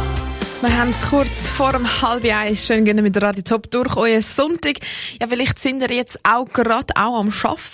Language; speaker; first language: German; native; German